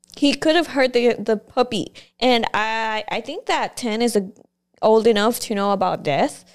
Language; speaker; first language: English; early bilingual, other home language; Spanish